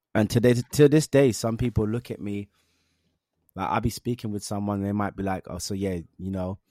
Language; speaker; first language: English; native; English